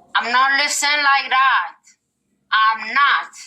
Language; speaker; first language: English; non-native, learner; Amharic